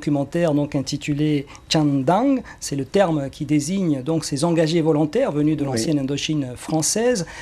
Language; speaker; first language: French; native; French